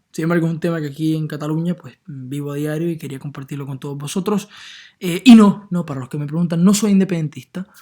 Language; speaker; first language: Spanish; native; Spanish